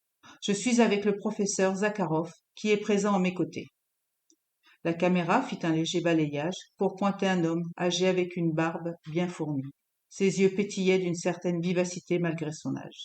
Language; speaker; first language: French; native; French